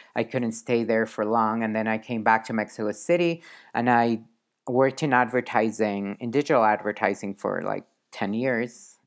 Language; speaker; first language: English; non-native, fluent; Spanish